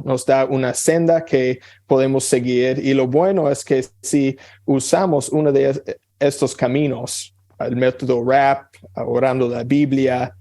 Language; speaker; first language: Spanish; non-native, fluent; English